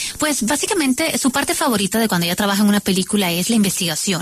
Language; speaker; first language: Spanish; native; Spanish